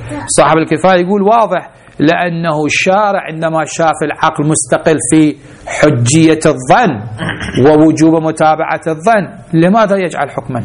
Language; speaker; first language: Arabic; native; Arabic